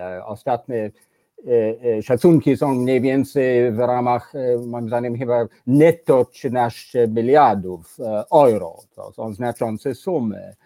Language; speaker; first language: Polish; non-native, fluent; English